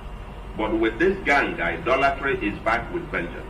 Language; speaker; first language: English; non-native, local second language; Igbo